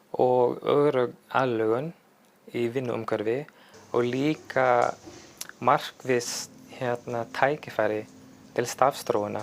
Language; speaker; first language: Icelandic; non-native, fluent; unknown